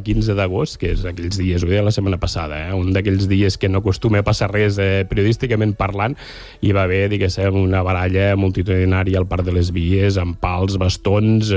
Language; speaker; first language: Catalan; native; Catalan